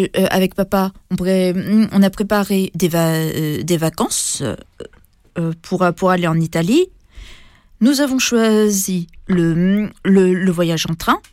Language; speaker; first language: French; native; French